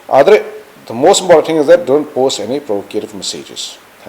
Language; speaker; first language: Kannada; non-native, fluent; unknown